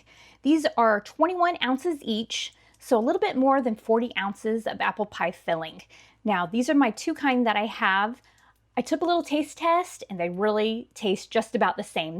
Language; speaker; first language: English; native; English